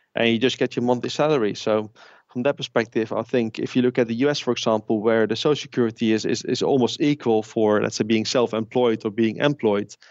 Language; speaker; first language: English; non-native, fluent; Dutch